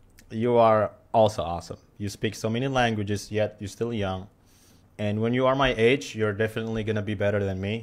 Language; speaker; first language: English; non-native, fluent; Indonesian